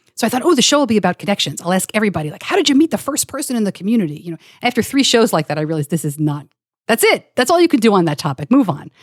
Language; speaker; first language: English; native; English